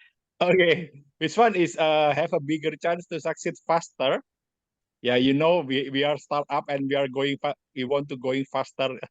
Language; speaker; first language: English; non-native, learner; Indonesian